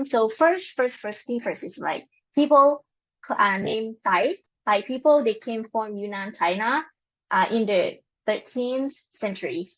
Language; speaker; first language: English; non-native, learner; Lao